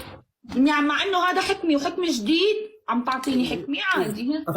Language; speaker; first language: Arabic; native; Arabic